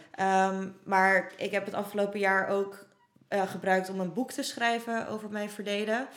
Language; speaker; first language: Dutch; native; Dutch